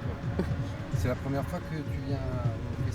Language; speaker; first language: French; native; French